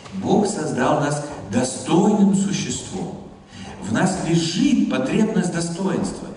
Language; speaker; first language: Russian; non-native, fluent; German